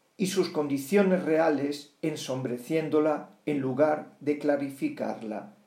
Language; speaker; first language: Spanish; non-native, local second language; Galician